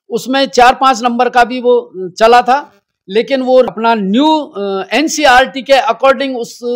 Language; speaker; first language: Hindi; native; Hindi